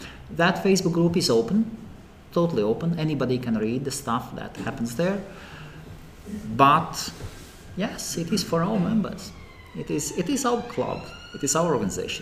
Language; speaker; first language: English; non-native, fluent; Latvian